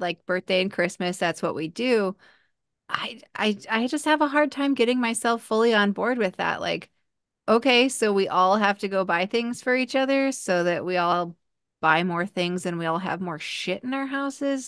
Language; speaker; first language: English; native; English